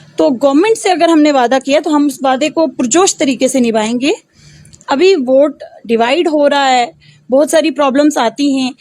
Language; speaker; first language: Hindi; non-native, local second language; Pahari-Potwari